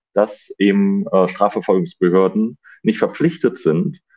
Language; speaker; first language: German; native; German